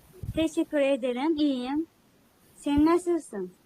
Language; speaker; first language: Turkish; non-native, learner; Uzbek